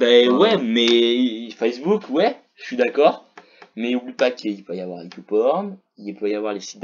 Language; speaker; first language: French; native; French